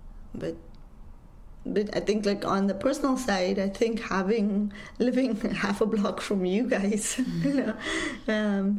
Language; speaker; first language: English; non-native, local second language; Nepali